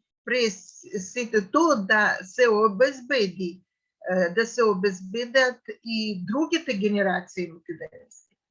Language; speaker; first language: Macedonian; non-native, fluent; Russian